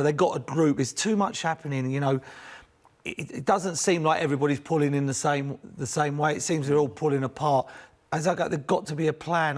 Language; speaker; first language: English; native; English